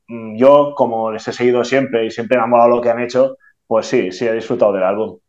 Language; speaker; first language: Spanish; non-native, local second language; Catalan